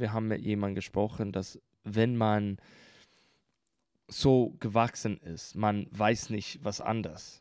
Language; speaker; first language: German; non-native, learner; English